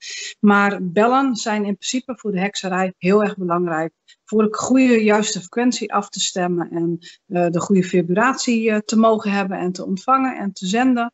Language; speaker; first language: Dutch; native; Dutch